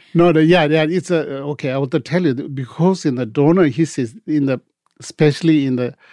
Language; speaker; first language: English; non-native, local second language; Tibetan